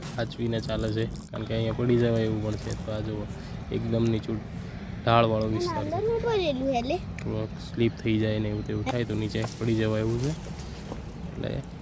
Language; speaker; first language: Gujarati; native; Gujarati